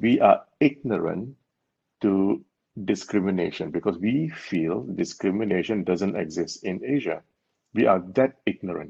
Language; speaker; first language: English; non-native, local second language; Tamil